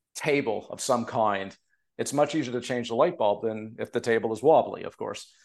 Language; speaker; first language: English; native; English